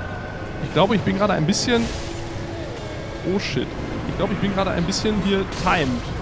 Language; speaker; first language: German; native; German